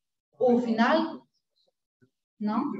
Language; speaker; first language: French; native; French